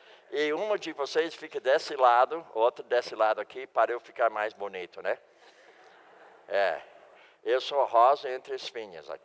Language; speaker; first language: Portuguese; non-native, fluent; English